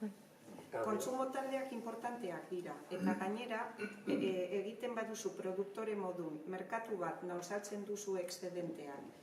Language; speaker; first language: Basque; non-native, learner; Spanish